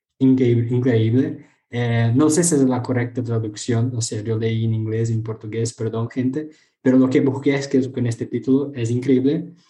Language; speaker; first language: Spanish; non-native, fluent; Portuguese